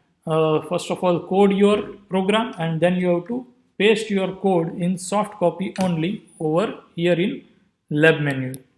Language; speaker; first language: English; non-native, local second language; Gujarati